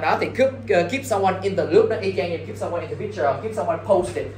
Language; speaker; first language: English; non-native, fluent; Vietnamese